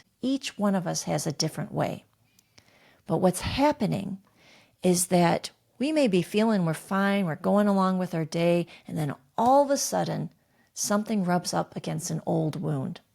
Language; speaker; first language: English; native; English